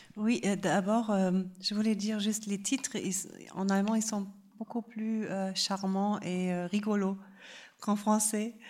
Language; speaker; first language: French; non-native, fluent; German